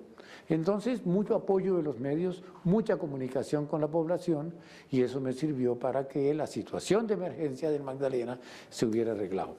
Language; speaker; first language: Spanish; native; Spanish